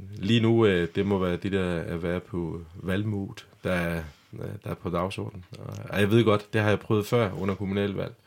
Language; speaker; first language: Danish; non-native, fluent; Turkish